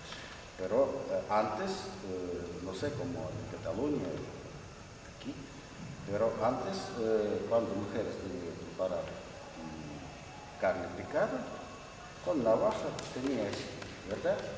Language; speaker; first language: Spanish; non-native, learner; Russian